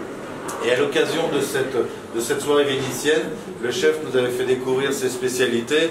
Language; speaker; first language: French; native; French